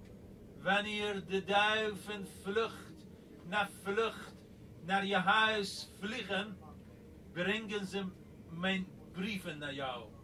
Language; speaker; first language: Dutch; non-native, fluent; Persian